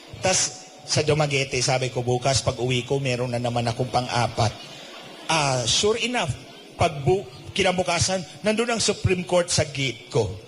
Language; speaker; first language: Filipino; non-native, local second language; Cebuano